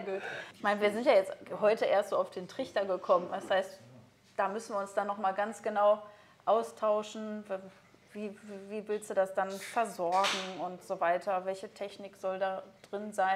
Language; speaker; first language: German; native; German